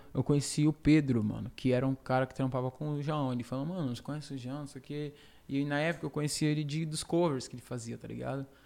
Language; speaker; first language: Portuguese; native; Portuguese